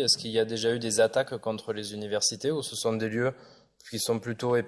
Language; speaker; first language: French; native; French